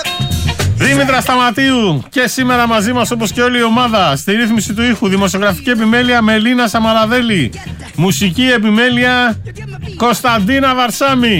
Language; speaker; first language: Greek; native; Greek